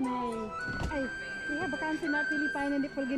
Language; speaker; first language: Dutch; non-native, learner; Filipino